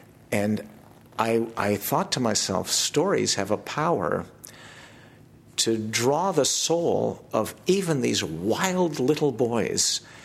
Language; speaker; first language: English; native; English